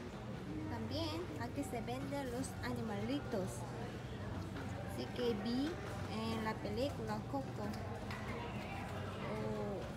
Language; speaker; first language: Spanish; non-native, fluent; Korean